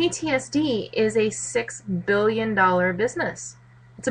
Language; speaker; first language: English; native; English